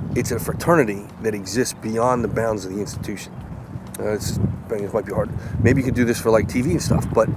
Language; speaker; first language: English; native; English